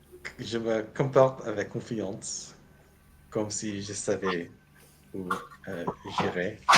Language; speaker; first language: French; non-native, fluent; English